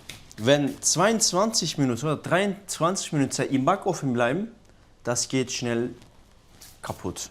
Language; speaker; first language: German; non-native, learner; Turkish